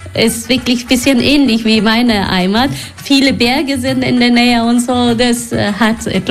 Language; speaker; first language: German; non-native, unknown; Persian